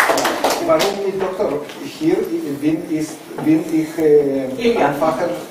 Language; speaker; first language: German; non-native, learner; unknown